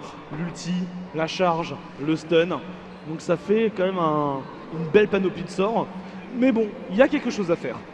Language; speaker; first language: French; native; French